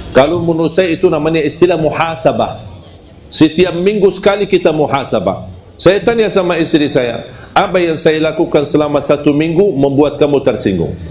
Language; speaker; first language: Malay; non-native, fluent; Arabic